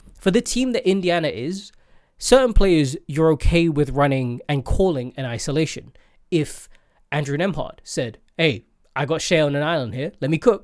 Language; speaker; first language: English; native; English